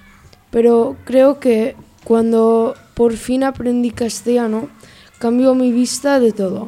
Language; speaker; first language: Spanish; early bilingual, other home language; English